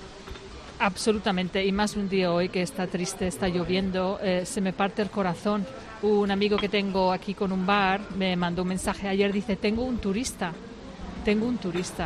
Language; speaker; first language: Spanish; non-native, fluent; English